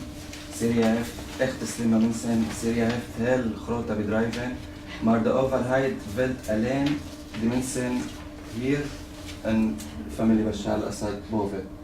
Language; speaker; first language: Dutch; non-native, learner; Arabic